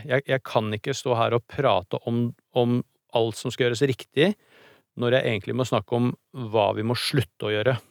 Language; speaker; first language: Norwegian; native; Norwegian